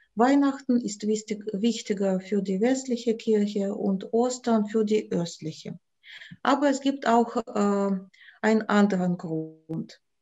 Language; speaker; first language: German; non-native, fluent; Russian